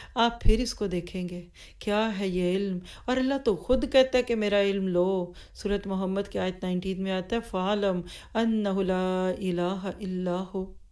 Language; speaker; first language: Urdu; native; Urdu